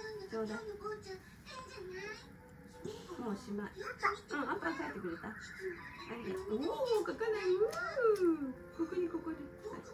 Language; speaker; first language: Japanese; native; Japanese